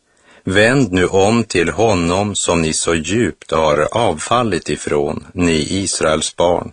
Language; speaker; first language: Swedish; native; Swedish